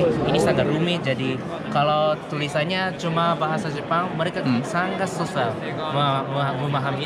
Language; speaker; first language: Indonesian; non-native, learner; Japanese